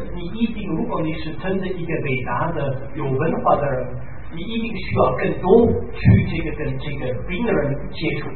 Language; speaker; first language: Chinese; non-native, fluent; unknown